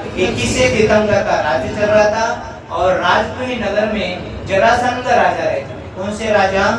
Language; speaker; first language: Hindi; non-native, local second language; Marathi